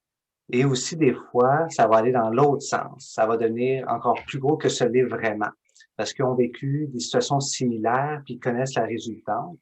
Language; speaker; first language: French; native; French